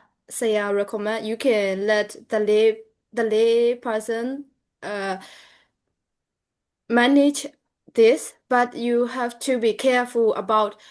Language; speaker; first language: English; non-native, learner; Burmese